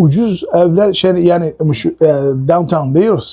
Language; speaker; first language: Turkish; non-native, learner; Uyghur